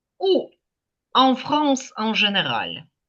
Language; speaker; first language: French; non-native, fluent; Ukrainian